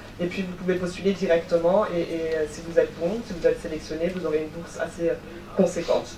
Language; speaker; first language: French; native; French